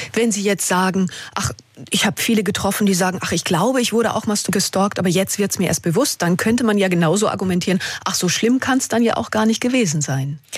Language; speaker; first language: German; native; German